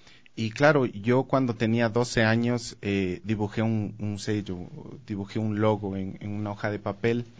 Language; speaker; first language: Spanish; native; Spanish